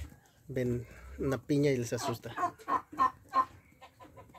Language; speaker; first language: Spanish; native; Spanish